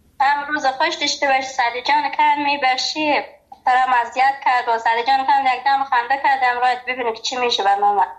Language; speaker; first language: Persian; native; Persian